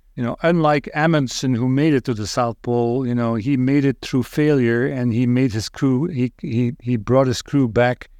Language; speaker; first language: English; non-native, fluent; Dutch